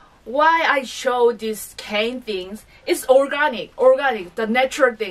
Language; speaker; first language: English; non-native, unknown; Korean